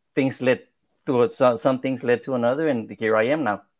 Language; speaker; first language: English; early bilingual, other home language; Spanish